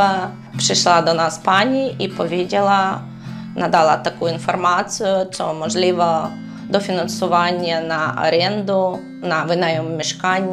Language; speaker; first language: Polish; non-native, learner; Ukrainian